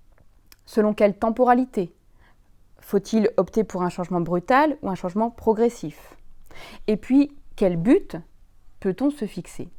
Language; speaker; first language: French; native; French